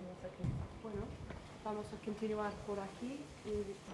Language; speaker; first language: Spanish; non-native, fluent; English